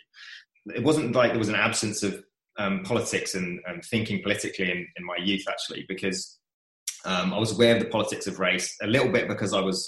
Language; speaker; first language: English; native; English